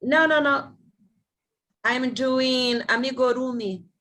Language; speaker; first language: English; non-native, learner; Portuguese